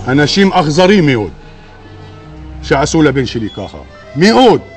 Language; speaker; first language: Hebrew; non-native, local second language; Arabic